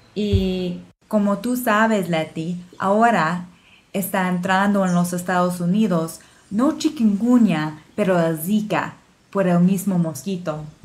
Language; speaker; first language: Spanish; non-native, fluent; English